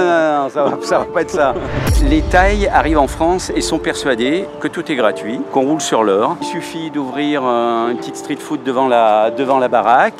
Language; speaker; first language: French; native; French